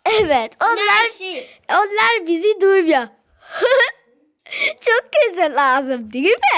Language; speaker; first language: Turkish; early bilingual, heritage; Turkish